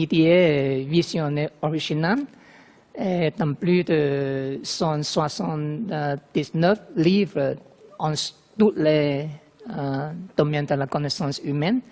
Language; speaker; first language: French; non-native, learner; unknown